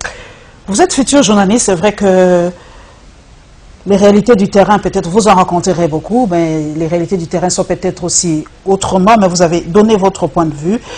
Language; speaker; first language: French; non-native, local second language; Lingala